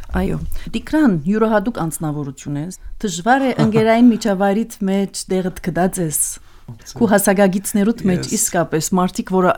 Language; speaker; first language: Armenian; early bilingual, heritage; Armenian